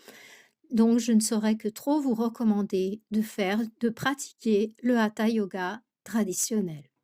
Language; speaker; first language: French; native; French